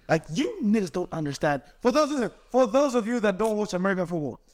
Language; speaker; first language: English; non-native, local second language; Swahili